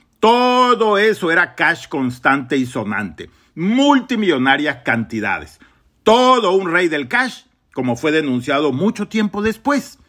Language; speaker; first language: Spanish; native; Spanish